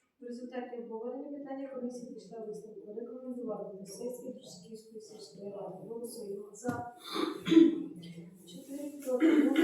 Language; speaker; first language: Ukrainian; native; Ukrainian